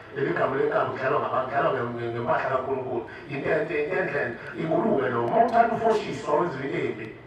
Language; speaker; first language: Zulu; native; Zulu